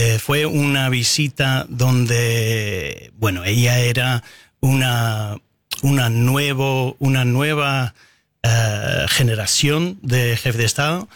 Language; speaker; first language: Spanish; non-native, fluent; English